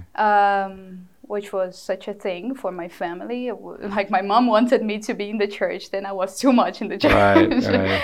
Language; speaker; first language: English; non-native, fluent; Portuguese